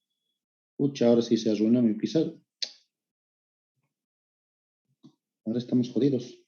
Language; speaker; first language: Spanish; native; Spanish